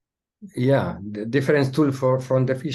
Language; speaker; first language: English; non-native, learner; Spanish